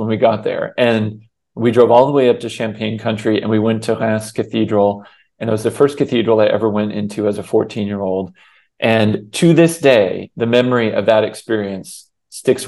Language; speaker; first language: English; native; English